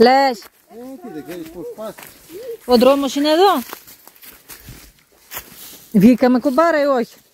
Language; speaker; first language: Greek; native; Greek